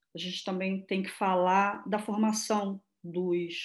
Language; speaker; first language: Portuguese; native; Portuguese